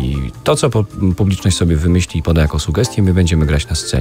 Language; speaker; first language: Polish; native; Polish